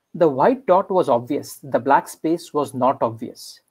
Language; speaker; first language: English; non-native, local second language; Marathi